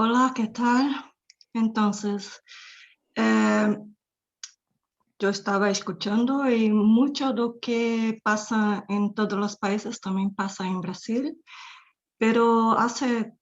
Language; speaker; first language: Spanish; non-native, fluent; Portuguese